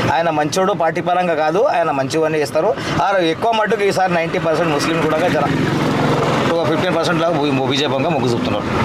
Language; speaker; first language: Telugu; non-native, local second language; Urdu